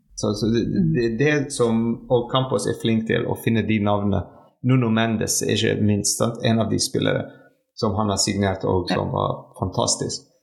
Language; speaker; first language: Norwegian; non-native, fluent; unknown